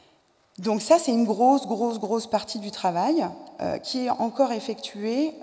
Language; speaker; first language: French; native; French